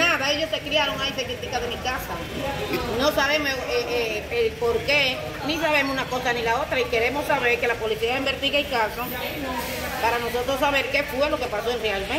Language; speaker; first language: Spanish; native; Spanish